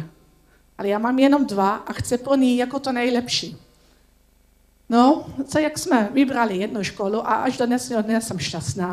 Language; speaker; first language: Czech; non-native, learner; Dutch